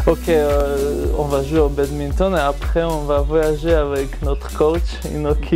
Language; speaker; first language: French; non-native, learner; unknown